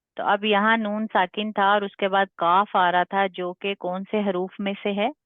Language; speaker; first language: Urdu; native; Urdu